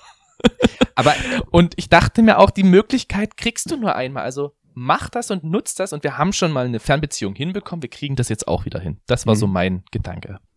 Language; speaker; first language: German; native; German